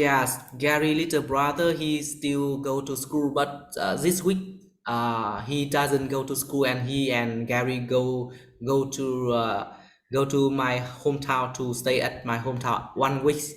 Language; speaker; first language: English; non-native, learner; Vietnamese